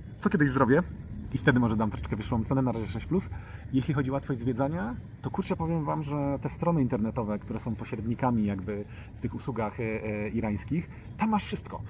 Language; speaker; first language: Polish; native; Polish